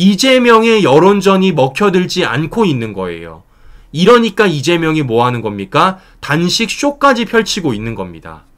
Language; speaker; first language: Korean; native; Korean